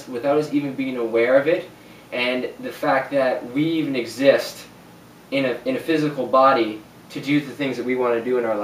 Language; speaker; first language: English; native; English